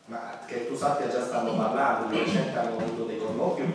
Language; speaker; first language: Italian; native; Italian